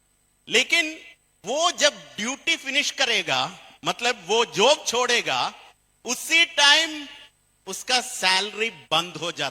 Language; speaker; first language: Hindi; non-native, local second language; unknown